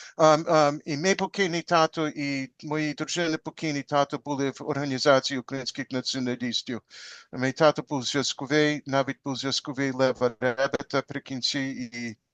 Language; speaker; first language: Ukrainian; early bilingual, heritage; Ukrainian